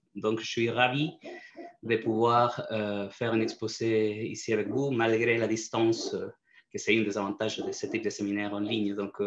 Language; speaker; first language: French; non-native, fluent; Spanish